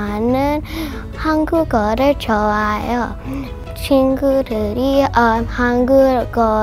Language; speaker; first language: Korean; non-native, learner; English